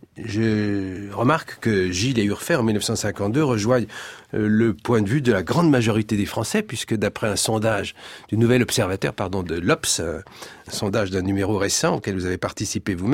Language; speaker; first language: French; native; French